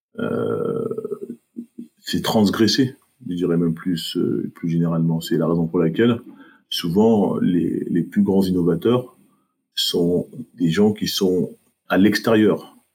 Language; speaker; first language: French; early bilingual, other home language; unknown